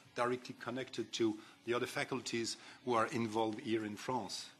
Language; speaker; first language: English; non-native, fluent; French